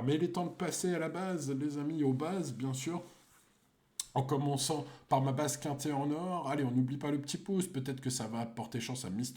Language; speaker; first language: French; native; French